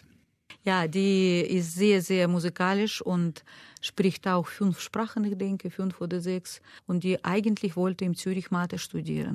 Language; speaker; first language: German; non-native, learner; Russian